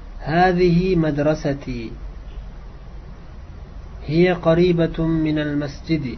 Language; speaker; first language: Arabic; non-native, fluent; Uzbek